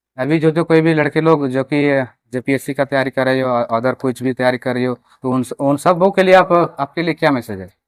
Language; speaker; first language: Hindi; native; Hindi